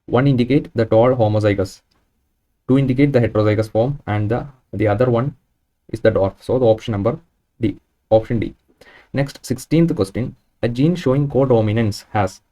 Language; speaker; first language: English; non-native, local second language; Malayalam